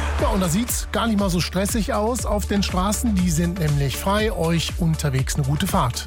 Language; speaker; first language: German; native; German